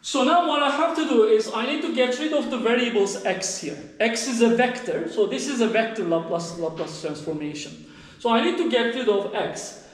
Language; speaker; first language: English; non-native, fluent; Turkish